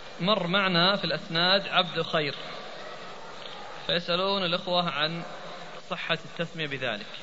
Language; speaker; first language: Arabic; native; Arabic